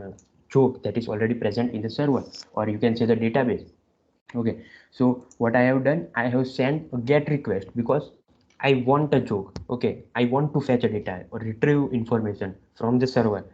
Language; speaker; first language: English; non-native, local second language; Gujarati